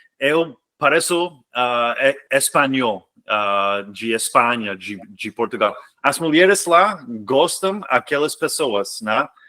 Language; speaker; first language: Portuguese; non-native, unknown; English